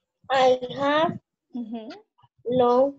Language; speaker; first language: English; non-native, learner; Spanish